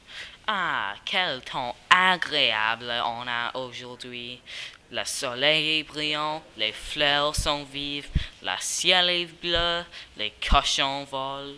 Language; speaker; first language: French; non-native, learner; English